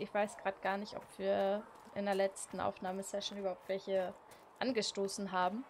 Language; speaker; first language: German; native; German